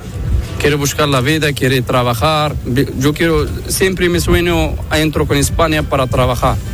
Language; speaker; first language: Spanish; non-native, learner; Arabic